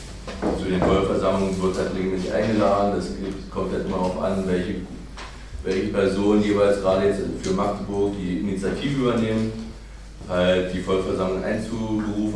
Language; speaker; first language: German; native; German